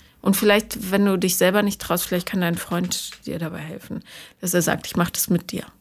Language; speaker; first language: German; native; German